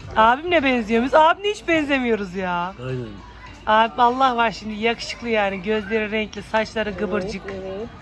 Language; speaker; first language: Turkish; native; Turkish